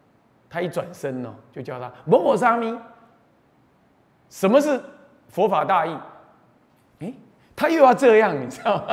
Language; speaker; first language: Chinese; native; Chinese